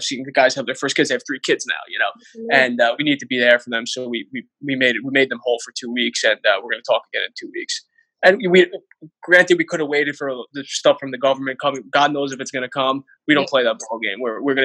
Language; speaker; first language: English; native; English